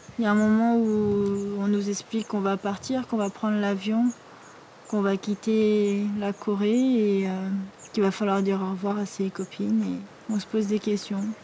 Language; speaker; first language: French; early bilingual, other home language; Korean